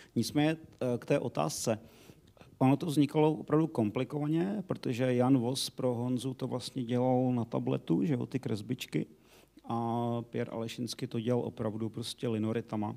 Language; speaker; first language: Czech; native; Czech